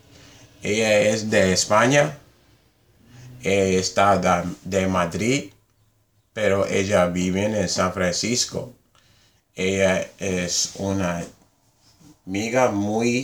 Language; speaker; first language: Spanish; non-native, learner; English